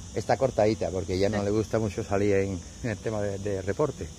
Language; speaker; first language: Spanish; native; Spanish